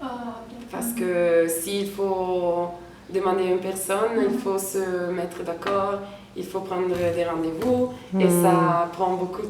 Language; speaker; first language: French; non-native, fluent; Italian